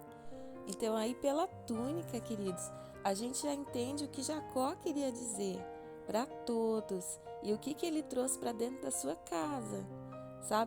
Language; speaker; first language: Portuguese; native; Portuguese